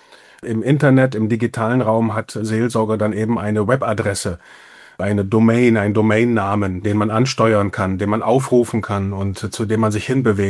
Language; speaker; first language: German; native; German